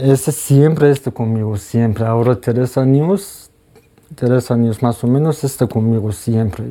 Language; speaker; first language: Spanish; non-native, learner; Persian